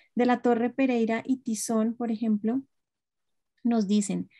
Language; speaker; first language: Spanish; native; Spanish